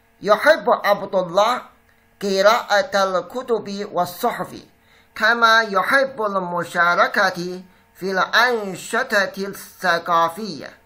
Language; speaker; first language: Arabic; non-native, fluent; Chinese